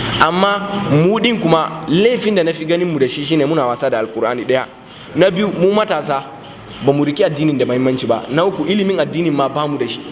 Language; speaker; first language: Hausa; non-native, local second language; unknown